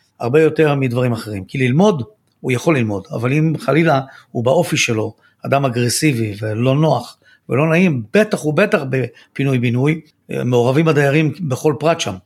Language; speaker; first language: Hebrew; native; Hebrew